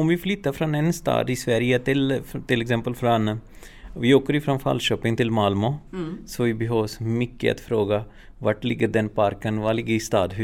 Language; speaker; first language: Swedish; non-native, fluent; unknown